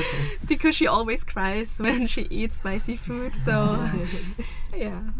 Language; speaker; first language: English; non-native, fluent; German